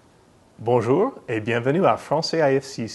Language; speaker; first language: French; non-native, fluent; English